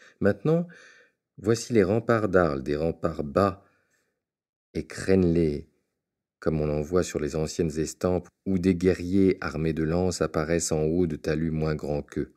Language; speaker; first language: French; native; French